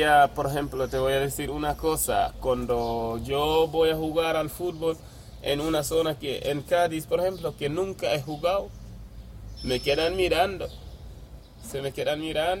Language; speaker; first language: Spanish; non-native, fluent; Wolof